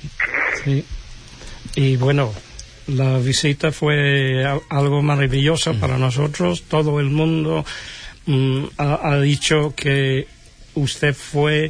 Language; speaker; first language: Spanish; non-native, fluent; English